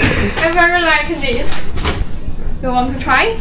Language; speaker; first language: English; non-native, learner; Chinese